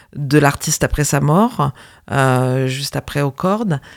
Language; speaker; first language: French; native; French